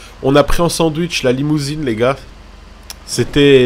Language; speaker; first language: French; native; French